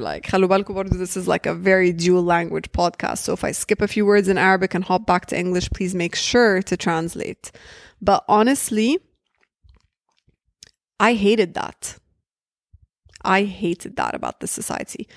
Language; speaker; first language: English; early bilingual, other home language; Arabic